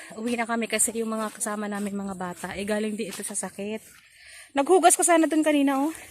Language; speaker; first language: Filipino; non-native, local second language; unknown